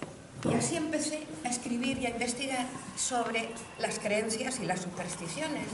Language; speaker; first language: Spanish; native; Spanish